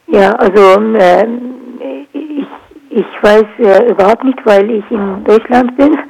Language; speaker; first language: German; non-native, learner; Kurdish